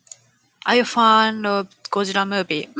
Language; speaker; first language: English; non-native, learner; Japanese